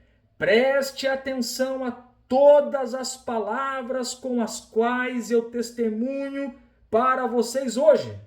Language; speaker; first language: Portuguese; native; Portuguese